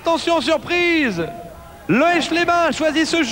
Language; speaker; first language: French; native; French